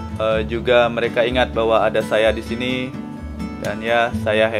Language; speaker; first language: Indonesian; non-native, local second language; Balinese